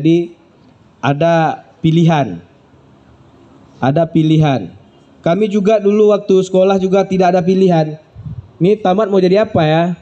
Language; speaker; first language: Indonesian; native; Indonesian